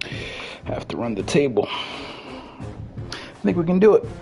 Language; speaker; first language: English; native; English